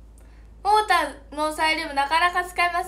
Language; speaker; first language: Japanese; native; Japanese